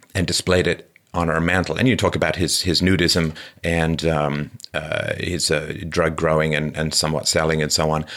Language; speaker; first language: English; native; English